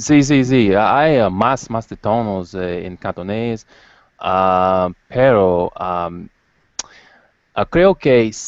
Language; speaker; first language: Spanish; non-native, learner; English